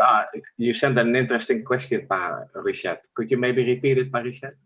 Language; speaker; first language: English; non-native, fluent; Indonesian